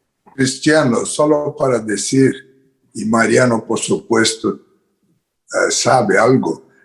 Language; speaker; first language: Spanish; non-native, fluent; Portuguese